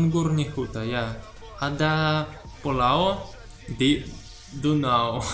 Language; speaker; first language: Indonesian; non-native, learner; Russian